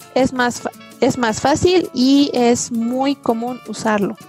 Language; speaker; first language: Spanish; native; Spanish